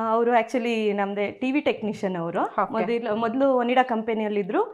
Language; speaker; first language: Kannada; native; Kannada